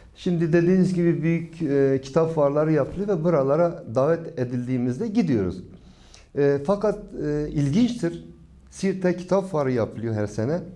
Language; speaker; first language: Turkish; non-native, local second language; Kurdish